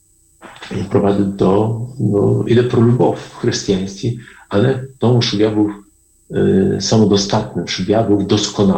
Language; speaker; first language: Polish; non-native, learner; Ukrainian